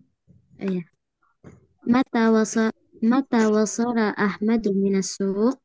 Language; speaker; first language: Arabic; non-native, learner; Indonesian